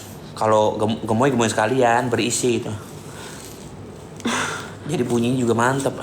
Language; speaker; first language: Indonesian; native; Indonesian